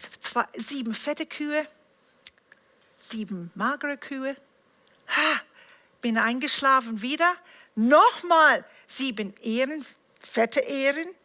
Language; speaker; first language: German; non-native, fluent; English